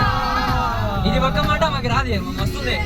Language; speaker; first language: Telugu; non-native, local second language; Urdu